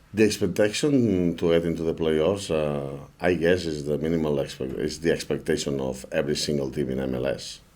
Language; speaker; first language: English; non-native, fluent; Spanish